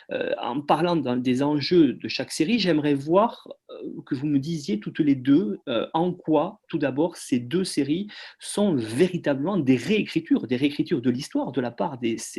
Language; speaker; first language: French; native; French